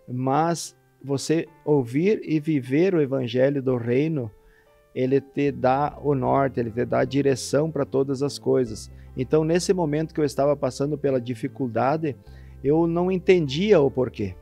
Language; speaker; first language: Portuguese; native; Portuguese